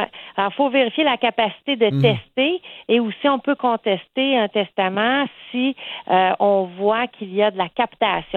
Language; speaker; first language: French; native; French